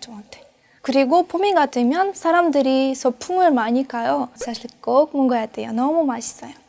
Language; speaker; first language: Korean; non-native, fluent; Russian